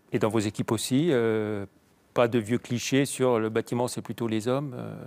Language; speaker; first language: French; native; French